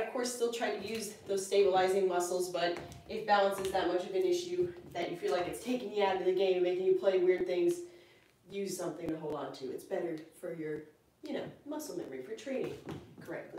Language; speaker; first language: English; native; English